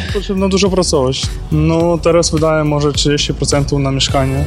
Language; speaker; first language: Polish; non-native, learner; Ukrainian